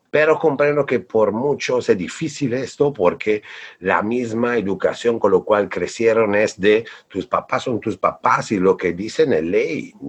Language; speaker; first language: Spanish; non-native, fluent; Italian